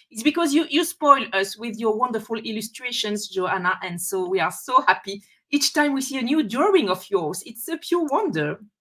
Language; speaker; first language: English; non-native, fluent; French